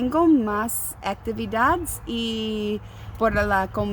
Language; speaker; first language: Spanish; non-native, learner; English